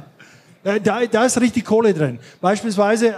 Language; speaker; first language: German; non-native, fluent; English